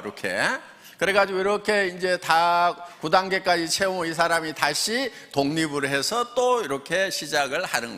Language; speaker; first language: Korean; native; Korean